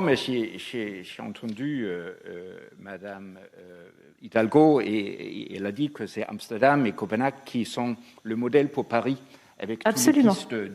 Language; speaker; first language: French; non-native, fluent; Danish